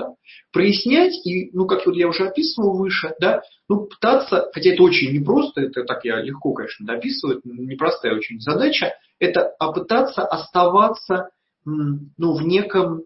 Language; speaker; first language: Russian; native; Russian